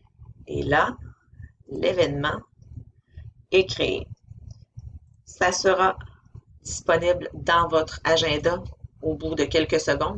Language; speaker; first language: French; native; French